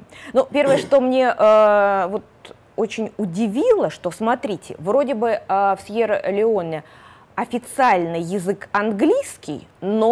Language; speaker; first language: Russian; native; Russian